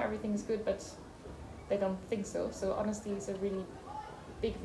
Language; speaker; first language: English; non-native, fluent; German